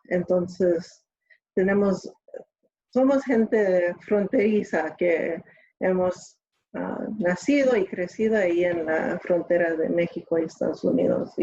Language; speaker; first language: Spanish; early bilingual, other home language; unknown